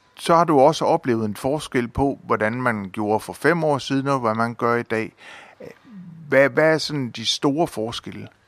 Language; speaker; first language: Danish; native; Danish